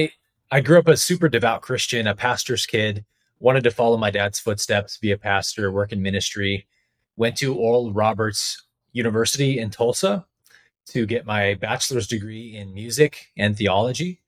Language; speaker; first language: English; native; English